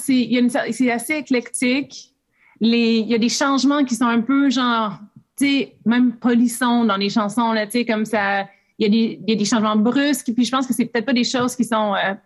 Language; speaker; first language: French; native; French